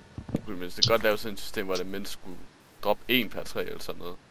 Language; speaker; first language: Danish; native; Danish